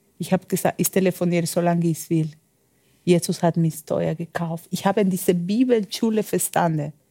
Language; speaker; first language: German; non-native, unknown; Spanish